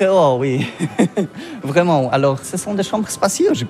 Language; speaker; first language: French; non-native, learner; Polish